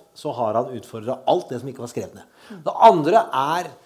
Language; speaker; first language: Norwegian; native; Norwegian